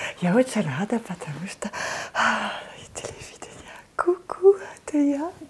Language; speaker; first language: Russian; non-native, learner; French